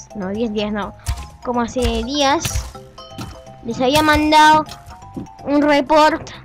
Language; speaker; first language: Spanish; native; Spanish